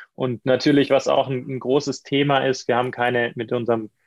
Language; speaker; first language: German; native; German